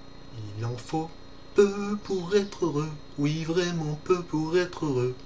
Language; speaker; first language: French; native; French